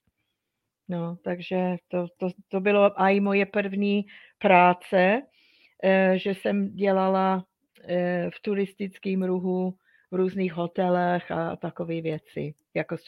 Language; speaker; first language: Czech; non-native, fluent; English